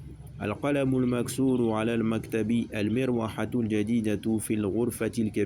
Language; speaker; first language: Arabic; non-native, fluent; French